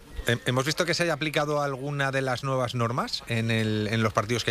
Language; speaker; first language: Spanish; native; Spanish